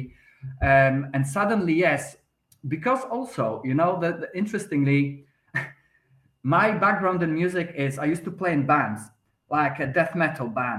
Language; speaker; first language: English; non-native, fluent; Polish